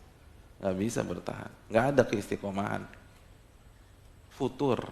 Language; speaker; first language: Indonesian; native; Indonesian